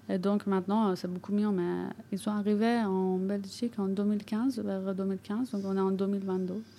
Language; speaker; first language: French; non-native, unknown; Persian